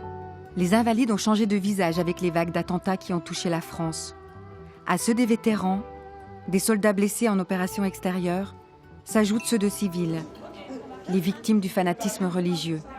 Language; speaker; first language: French; native; French